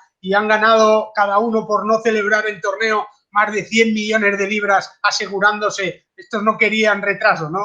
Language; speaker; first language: Spanish; native; Spanish